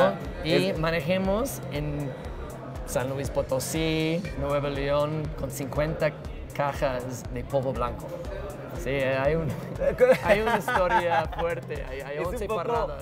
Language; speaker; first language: Spanish; non-native, fluent; English